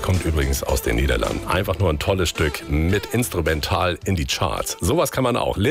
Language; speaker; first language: German; native; German